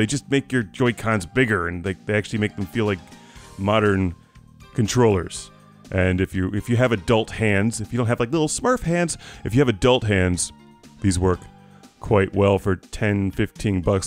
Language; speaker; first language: English; native; English